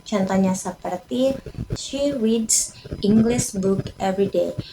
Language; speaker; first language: English; non-native, learner; Indonesian